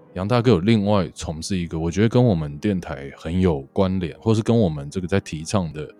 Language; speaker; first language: Chinese; native; Chinese